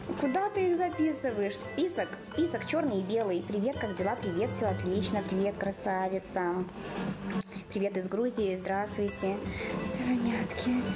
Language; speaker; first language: Russian; native; Russian